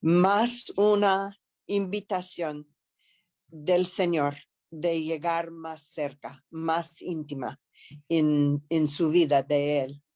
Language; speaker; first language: Spanish; non-native, fluent; English